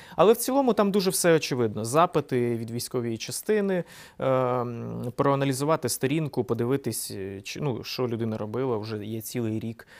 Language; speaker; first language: Ukrainian; non-native, local second language; Russian